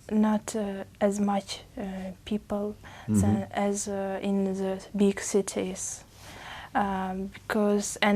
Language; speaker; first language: English; non-native, learner; Uzbek